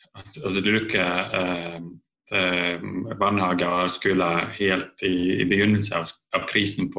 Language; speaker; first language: Norwegian; non-native, fluent; Estonian